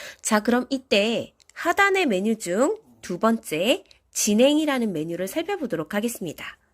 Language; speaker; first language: Korean; native; Korean